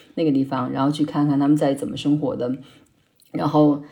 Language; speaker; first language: Chinese; native; Chinese